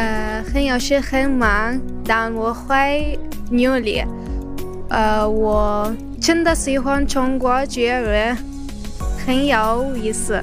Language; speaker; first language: Chinese; non-native, learner; Arabic